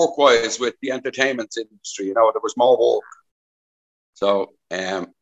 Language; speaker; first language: English; native; English